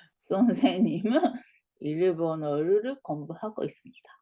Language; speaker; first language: Korean; non-native, learner; Japanese